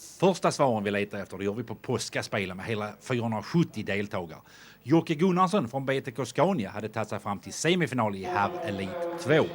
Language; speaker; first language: Swedish; native; Swedish